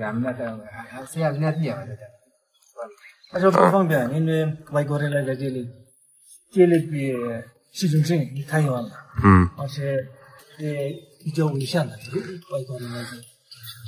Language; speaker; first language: Chinese; non-native, fluent; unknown